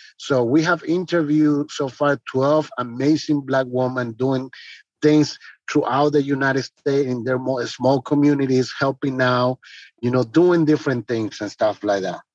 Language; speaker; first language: English; non-native, fluent; Spanish